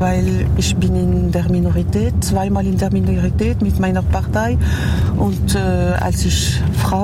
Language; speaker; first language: German; non-native, learner; French